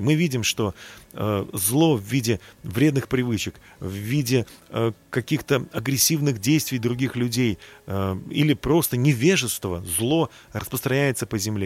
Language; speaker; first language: Russian; native; Russian